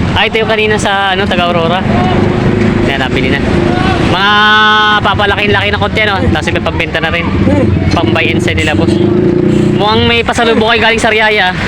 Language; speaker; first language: Filipino; native; Filipino